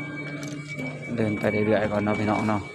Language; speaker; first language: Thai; non-native, local second language; Lao